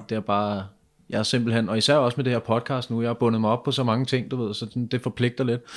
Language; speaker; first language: Danish; native; Danish